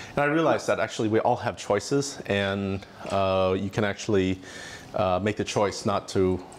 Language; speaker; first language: English; native; English